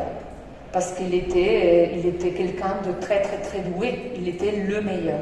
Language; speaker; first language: French; non-native, fluent; Spanish